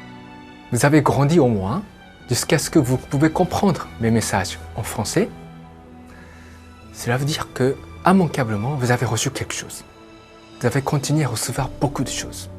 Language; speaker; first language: French; non-native, fluent; Japanese